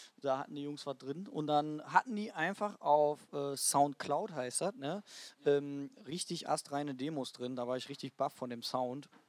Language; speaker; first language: German; native; German